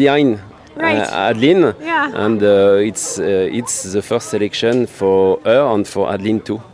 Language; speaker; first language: English; non-native, learner; French